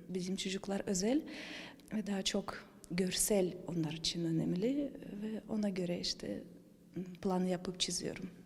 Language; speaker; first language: Turkish; non-native, fluent; Russian